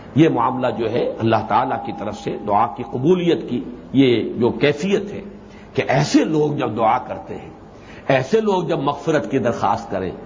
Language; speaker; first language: Urdu; native; Urdu